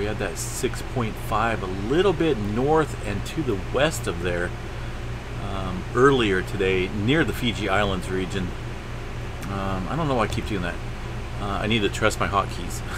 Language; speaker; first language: English; native; English